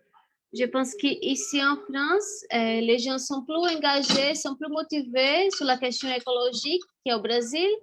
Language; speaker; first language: French; non-native, fluent; Portuguese